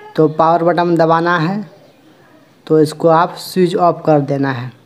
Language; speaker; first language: Hindi; native; Hindi